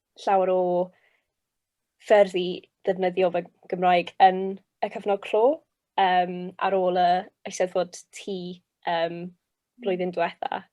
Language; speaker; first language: Welsh; non-native, local second language; English